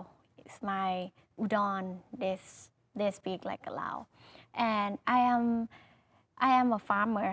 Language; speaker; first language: English; non-native, learner; Thai